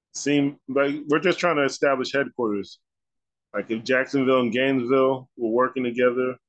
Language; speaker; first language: English; native; English